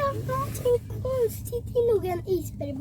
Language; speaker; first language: Swedish; early bilingual, other home language; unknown